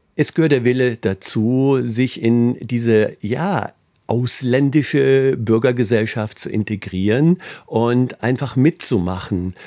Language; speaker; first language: German; native; German